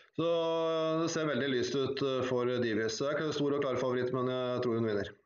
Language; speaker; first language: Norwegian; native; Norwegian